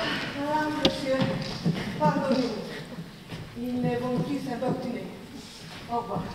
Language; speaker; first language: French; non-native, learner; Spanish